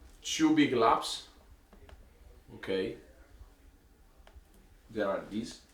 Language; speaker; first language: English; non-native, learner; Italian